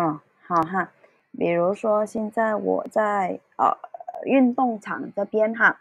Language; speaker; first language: Chinese; early bilingual, heritage; Cantonese